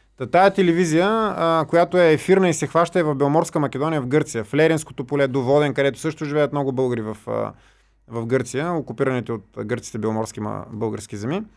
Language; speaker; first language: Bulgarian; native; Bulgarian